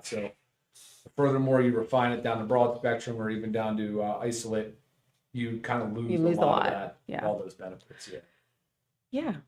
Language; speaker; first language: English; native; English